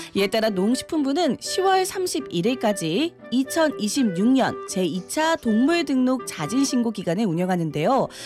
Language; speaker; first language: Korean; native; Korean